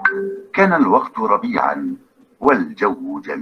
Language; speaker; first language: Arabic; non-native, learner; Indonesian